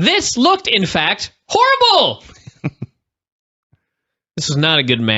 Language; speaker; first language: English; native; English